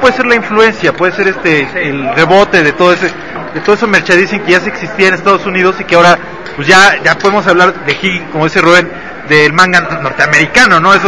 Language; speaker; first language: Spanish; native; Spanish